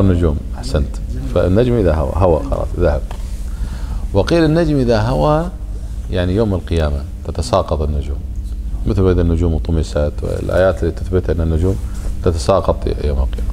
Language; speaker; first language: Arabic; native; Arabic